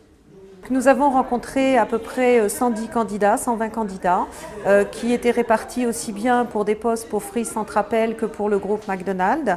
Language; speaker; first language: French; native; French